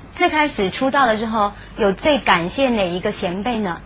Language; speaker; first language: Chinese; native; Chinese